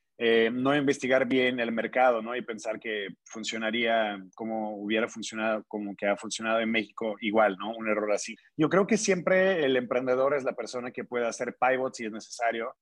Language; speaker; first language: Spanish; non-native, fluent; Russian